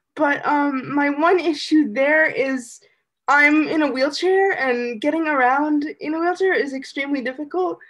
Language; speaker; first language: English; native; English